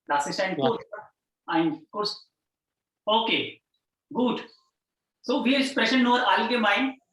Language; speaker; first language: German; non-native, fluent; Hindi